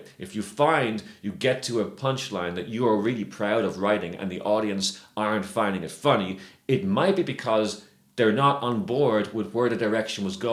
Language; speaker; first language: English; native; English